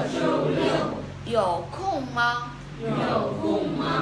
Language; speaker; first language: Chinese; non-native, fluent; Vietnamese